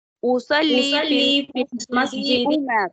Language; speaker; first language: Arabic; non-native, learner; Tamil